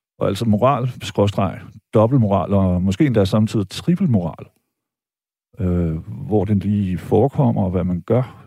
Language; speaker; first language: Danish; native; Danish